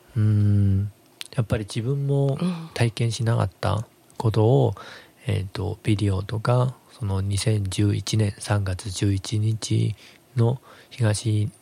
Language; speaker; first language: Japanese; non-native, fluent; Korean